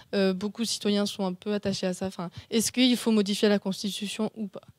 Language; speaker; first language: French; native; French